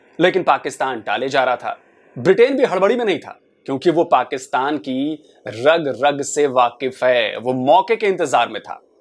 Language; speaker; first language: Hindi; native; Hindi